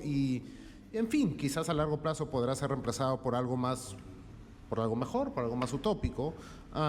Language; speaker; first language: Spanish; native; Spanish